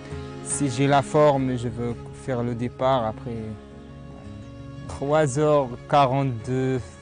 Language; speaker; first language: French; non-native, learner; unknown